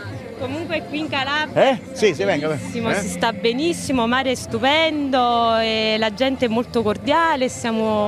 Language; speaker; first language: Italian; native; Italian